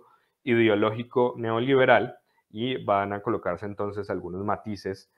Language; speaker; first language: Spanish; native; Spanish